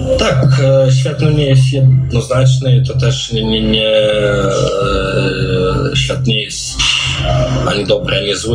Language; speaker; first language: Polish; non-native, fluent; Russian